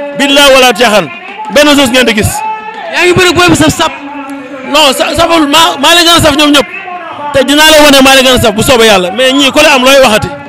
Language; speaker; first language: Wolof; non-native, local second language; Serer